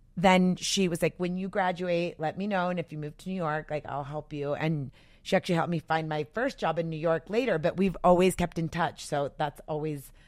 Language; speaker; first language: English; native; English